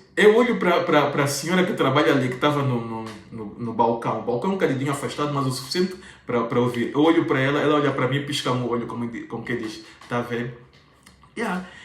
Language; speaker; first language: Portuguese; native; Portuguese